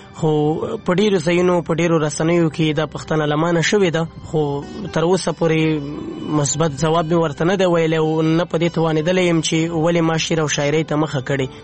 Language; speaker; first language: Pashto; non-native, local second language; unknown